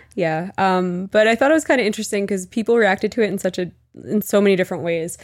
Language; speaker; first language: English; native; English